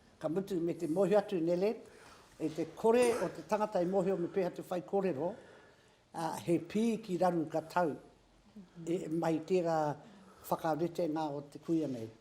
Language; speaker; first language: Māori; native; Māori